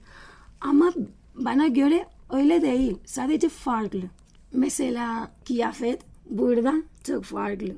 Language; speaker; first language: Turkish; non-native, learner; Spanish